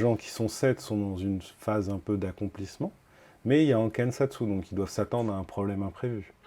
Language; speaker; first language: French; native; French